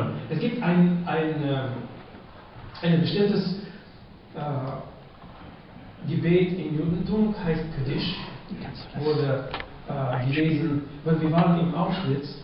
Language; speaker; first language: German; non-native, fluent; Russian